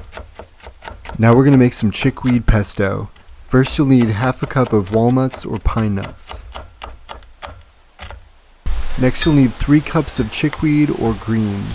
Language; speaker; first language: English; native; English